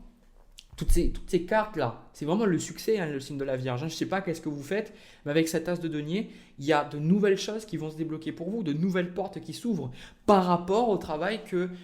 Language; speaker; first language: French; native; French